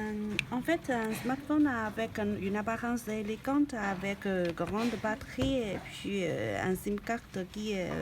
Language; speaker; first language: French; non-native, learner; Chinese